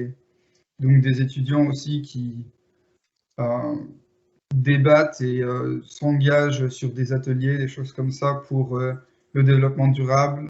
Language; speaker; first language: French; native; French